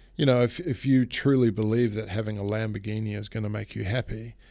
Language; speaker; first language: English; native; English